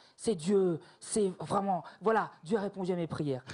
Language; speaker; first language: French; native; French